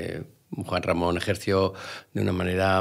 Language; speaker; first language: Spanish; native; Spanish